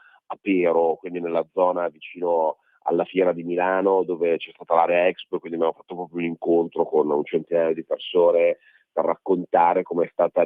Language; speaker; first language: Italian; native; Italian